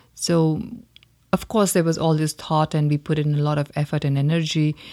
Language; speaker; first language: English; non-native, local second language; Hindi